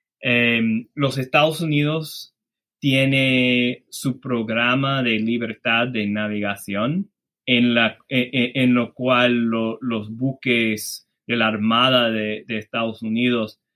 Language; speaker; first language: Spanish; non-native, fluent; English